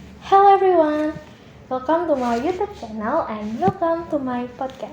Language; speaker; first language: English; non-native, learner; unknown